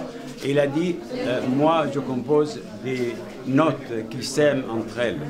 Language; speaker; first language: French; non-native, fluent; Arabic